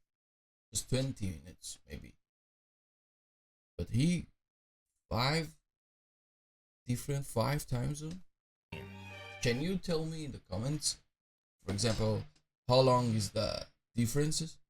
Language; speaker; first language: English; non-native, fluent; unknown